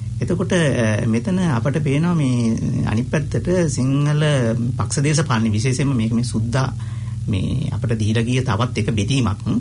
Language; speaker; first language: Sinhala; native; Sinhala